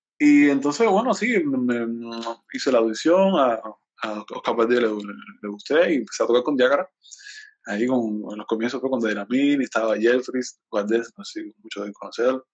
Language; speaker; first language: Spanish; native; Spanish